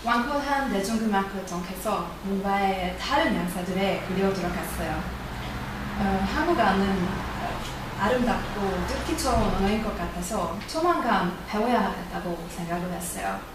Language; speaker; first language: Korean; non-native, learner; Hungarian